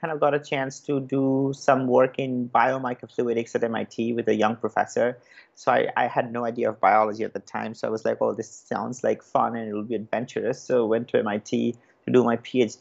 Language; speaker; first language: English; non-native, local second language; Bangla